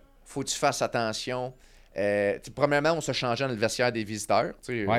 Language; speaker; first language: French; native; French